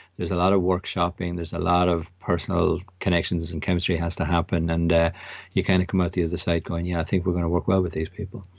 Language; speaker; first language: English; native; English